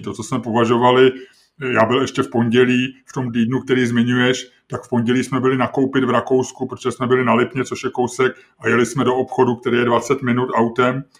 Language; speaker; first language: Czech; native; Czech